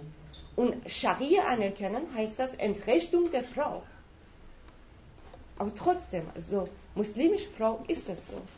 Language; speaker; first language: German; non-native, fluent; Persian